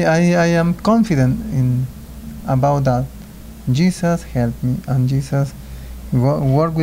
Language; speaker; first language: English; non-native, learner; Spanish